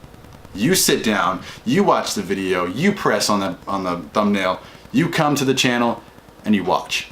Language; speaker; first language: English; native; English